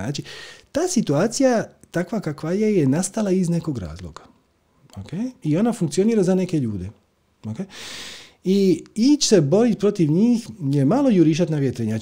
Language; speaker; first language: Croatian; native; Croatian